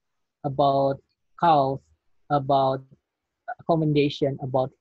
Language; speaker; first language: English; non-native, learner; Indonesian